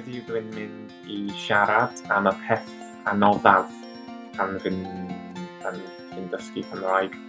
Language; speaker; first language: Welsh; non-native, learner; English